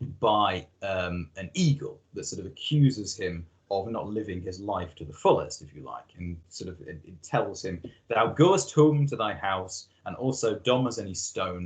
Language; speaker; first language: English; native; English